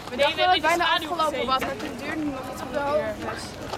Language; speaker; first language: Dutch; native; Dutch